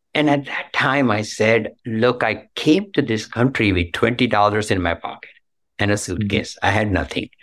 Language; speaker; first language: English; non-native, local second language; Marathi